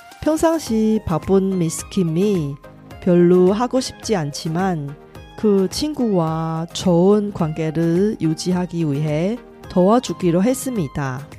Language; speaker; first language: Korean; non-native, fluent; Chinese